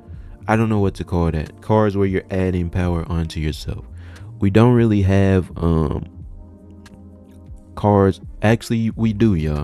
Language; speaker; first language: English; native; English